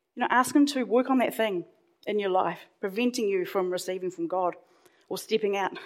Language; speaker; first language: English; native; English